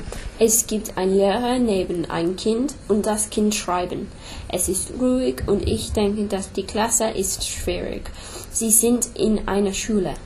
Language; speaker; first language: German; non-native, learner; English